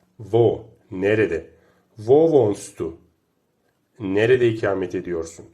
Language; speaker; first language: Turkish; native; Turkish